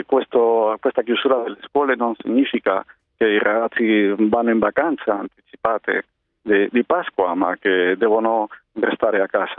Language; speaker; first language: Italian; non-native, fluent; Spanish